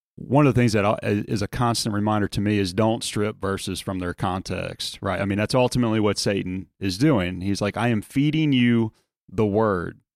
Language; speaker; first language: English; native; English